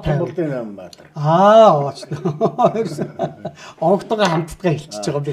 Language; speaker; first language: Mongolian; native; Mongolian